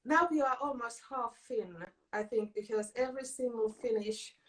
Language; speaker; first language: English; non-native, fluent; Finnish